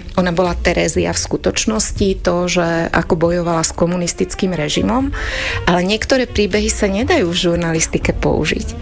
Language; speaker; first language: Slovak; non-native, local second language; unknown